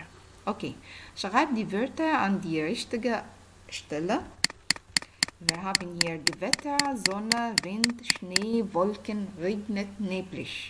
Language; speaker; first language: German; non-native, fluent; Arabic